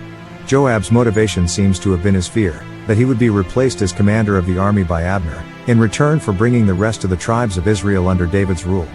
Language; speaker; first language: English; native; English